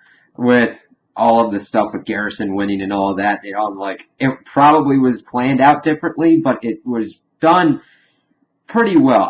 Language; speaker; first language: English; native; English